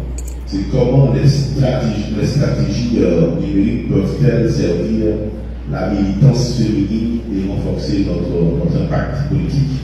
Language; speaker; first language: French; non-native, local second language; Haitian Creole